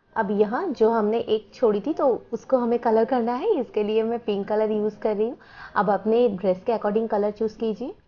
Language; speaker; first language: Hindi; non-native, local second language; Bangla